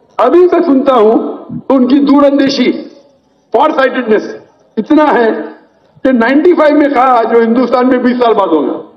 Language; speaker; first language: Urdu; non-native, local second language; Konkani